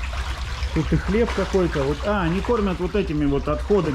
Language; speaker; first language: Russian; native; Russian